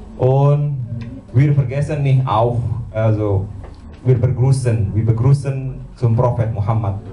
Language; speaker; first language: German; non-native, learner; Indonesian